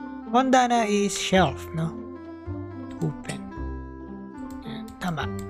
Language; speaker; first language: English; non-native, local second language; Filipino